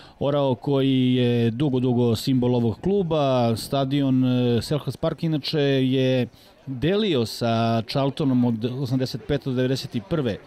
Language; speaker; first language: Serbian; native; Serbian